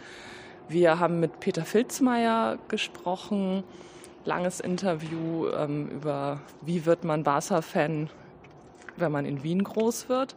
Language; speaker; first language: German; native; German